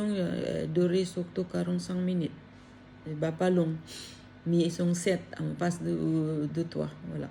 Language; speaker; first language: French; non-native, learner; Filipino